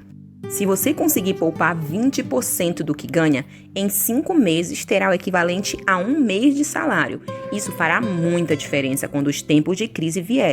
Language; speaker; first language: Portuguese; native; Portuguese